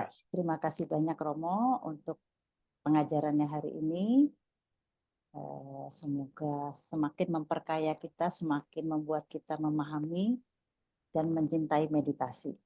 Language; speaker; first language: Indonesian; native; Indonesian